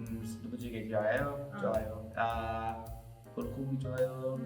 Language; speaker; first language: Korean; non-native, learner; English